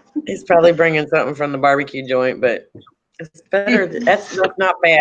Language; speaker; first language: English; native; English